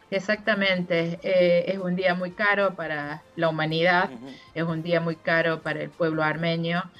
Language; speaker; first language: Spanish; native; Spanish